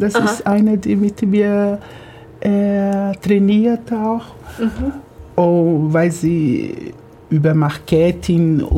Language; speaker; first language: German; non-native, fluent; Portuguese